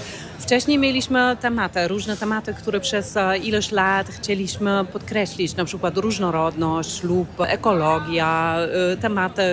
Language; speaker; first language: Polish; non-native, fluent; German